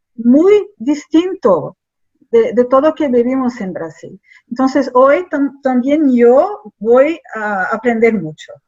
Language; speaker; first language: Spanish; non-native, fluent; Portuguese